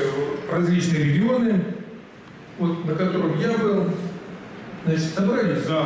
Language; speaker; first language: Russian; native; Russian